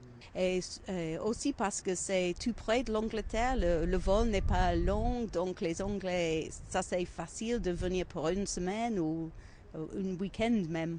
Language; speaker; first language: French; non-native, fluent; English